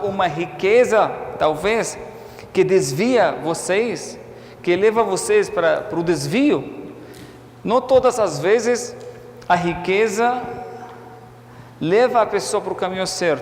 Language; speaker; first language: Portuguese; non-native, fluent; Arabic